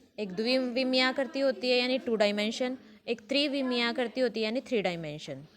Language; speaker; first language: Hindi; native; Hindi